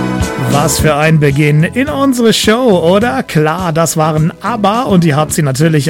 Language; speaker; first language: German; native; German